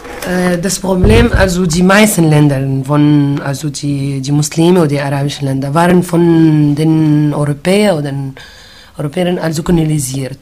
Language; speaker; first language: German; non-native, fluent; Arabic